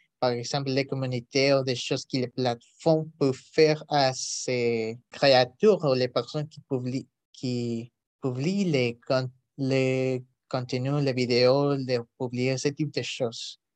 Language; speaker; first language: French; non-native, learner; Spanish